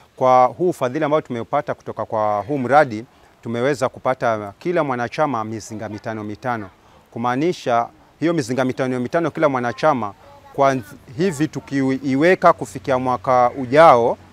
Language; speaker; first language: Swahili; native; Swahili